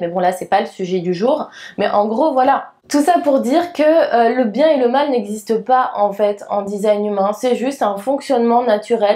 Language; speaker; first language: French; native; French